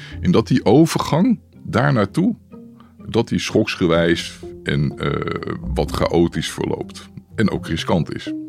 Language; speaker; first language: Dutch; native; Dutch